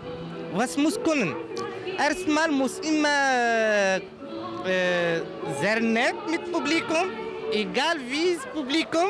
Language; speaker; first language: German; non-native, learner; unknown